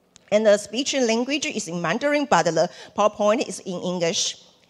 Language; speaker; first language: English; non-native, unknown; Chinese